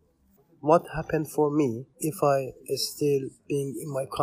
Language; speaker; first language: English; non-native, learner; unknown